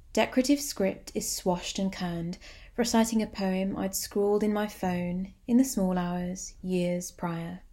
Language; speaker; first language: English; native; English